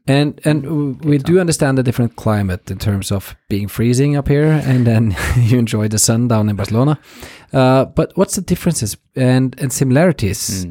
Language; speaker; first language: English; non-native, fluent; Norwegian